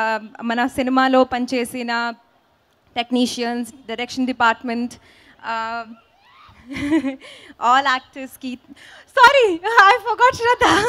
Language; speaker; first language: Telugu; non-native, fluent; Hindi